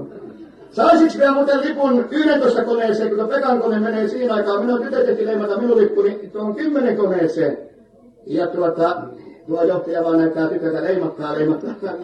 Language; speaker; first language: Finnish; native; Finnish